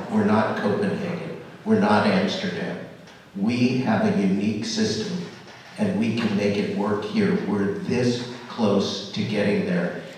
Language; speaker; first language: English; native; English